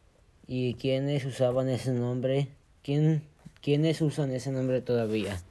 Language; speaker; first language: Spanish; early bilingual, heritage; Spanish